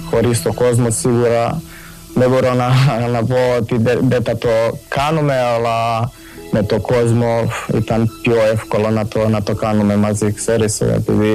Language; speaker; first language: Greek; non-native, learner; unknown